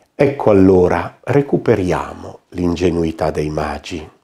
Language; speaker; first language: Italian; native; Italian